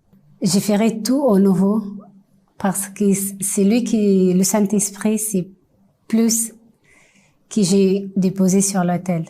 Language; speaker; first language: French; non-native, fluent; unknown